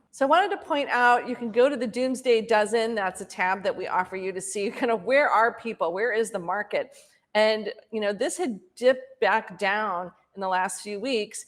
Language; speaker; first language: English; native; English